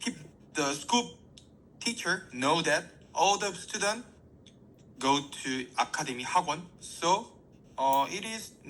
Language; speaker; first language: English; non-native, learner; Korean